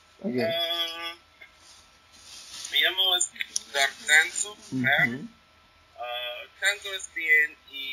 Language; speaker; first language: Spanish; non-native, learner; English